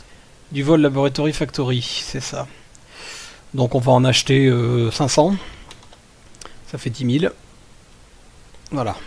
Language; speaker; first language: French; native; French